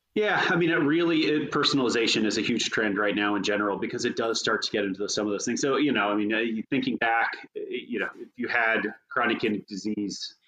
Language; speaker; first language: English; native; English